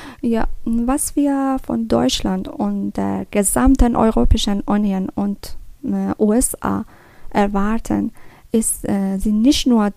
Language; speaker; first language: German; non-native, learner; Persian